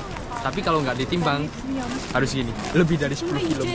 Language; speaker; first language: Indonesian; native; Indonesian